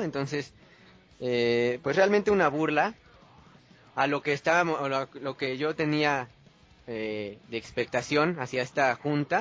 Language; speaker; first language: Spanish; native; Spanish